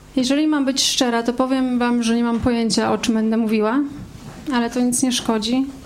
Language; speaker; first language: Polish; native; Polish